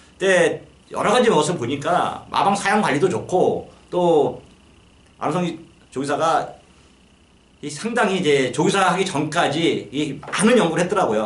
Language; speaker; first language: Korean; native; Korean